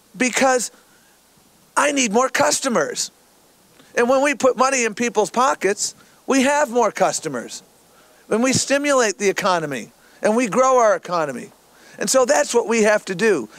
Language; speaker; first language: English; native; English